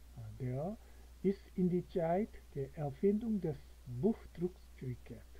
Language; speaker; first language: German; non-native, learner; Korean